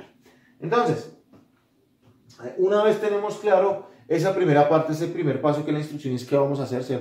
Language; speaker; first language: Spanish; native; Spanish